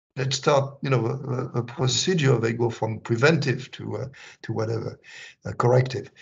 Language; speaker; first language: English; non-native, fluent; French